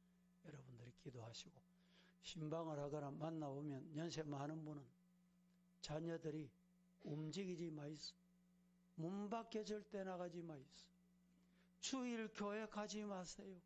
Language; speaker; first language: Korean; native; Korean